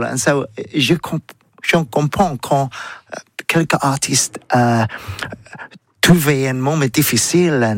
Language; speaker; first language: French; non-native, learner; English